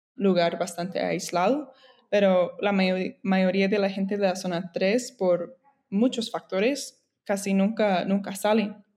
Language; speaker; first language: Spanish; non-native, fluent; English